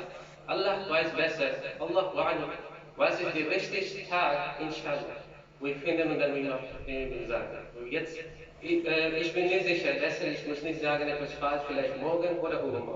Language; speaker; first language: German; non-native, learner; Urdu